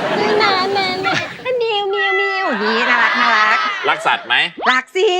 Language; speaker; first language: Thai; native; Thai